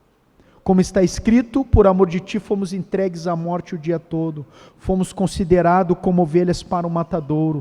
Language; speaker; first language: Portuguese; native; Portuguese